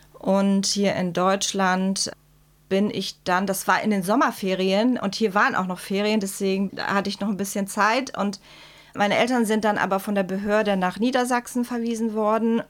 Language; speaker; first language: German; early bilingual, other home language; Czech